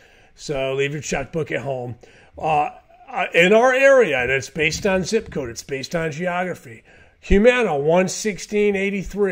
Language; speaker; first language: English; native; English